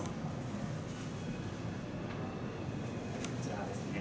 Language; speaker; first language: Japanese; native; Japanese